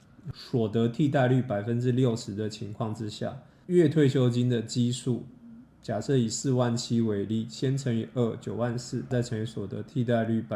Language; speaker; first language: Chinese; native; Chinese